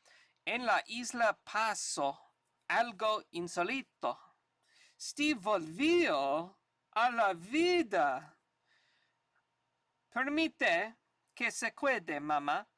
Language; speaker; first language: Spanish; non-native, learner; English